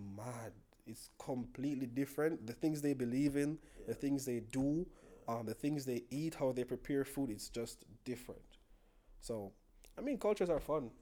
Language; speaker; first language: English; non-native, local second language; Jamaican Creole English